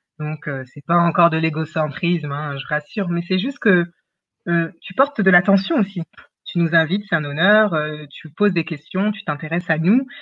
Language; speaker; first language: French; early bilingual, other home language; Wolof